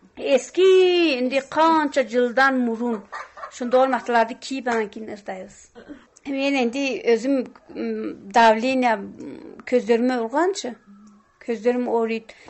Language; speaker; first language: Kyrgyz; non-native, local second language; Tajik